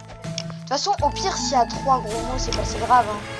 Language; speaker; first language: French; native; French